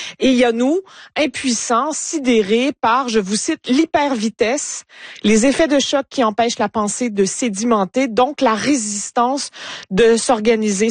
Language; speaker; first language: French; native; French